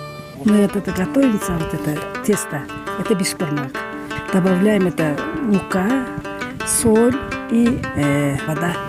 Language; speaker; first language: Russian; non-native, learner; Kyrgyz